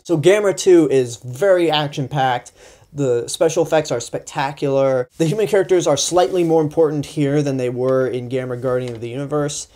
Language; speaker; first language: English; native; English